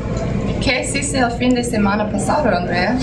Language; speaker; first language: Spanish; non-native, learner; English